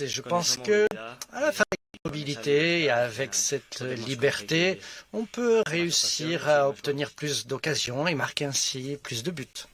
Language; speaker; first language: French; non-native, fluent; Spanish